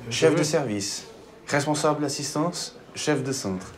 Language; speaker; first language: French; native; French